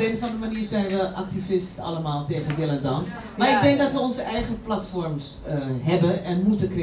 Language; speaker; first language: Dutch; native; Dutch